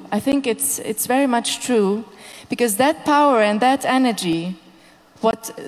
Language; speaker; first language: English; non-native, fluent; Hungarian